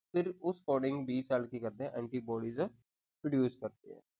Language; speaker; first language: Hindi; non-native, local second language; Punjabi